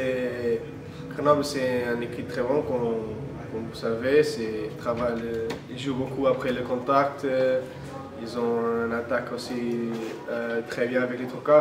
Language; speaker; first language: French; non-native, fluent; Portuguese